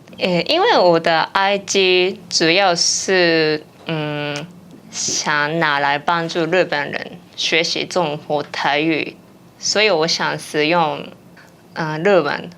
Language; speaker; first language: Chinese; non-native, fluent; Japanese